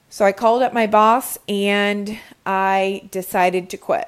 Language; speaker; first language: English; native; English